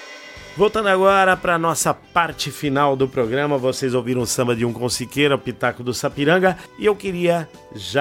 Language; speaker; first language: Portuguese; native; Portuguese